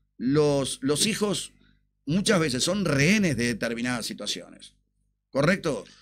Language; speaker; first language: Spanish; native; Spanish